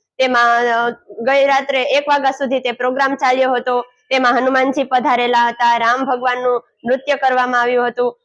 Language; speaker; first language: Gujarati; non-native, local second language; Sindhi